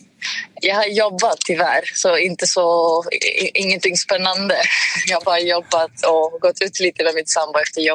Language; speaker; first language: Swedish; non-native, fluent; Greek